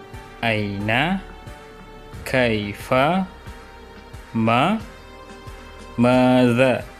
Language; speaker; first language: Arabic; non-native, fluent; Malay